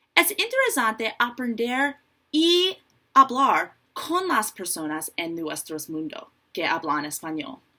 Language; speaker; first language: Spanish; non-native, learner; English